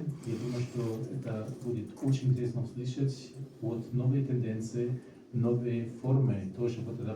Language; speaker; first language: Russian; non-native, fluent; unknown